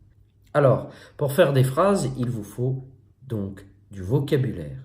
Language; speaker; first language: French; native; French